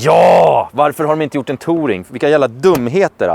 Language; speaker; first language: Swedish; native; Swedish